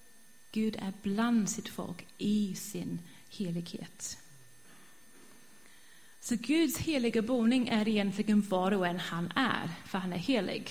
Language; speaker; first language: Swedish; non-native, fluent; English